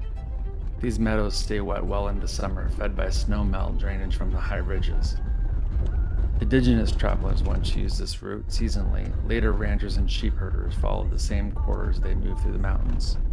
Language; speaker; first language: English; native; English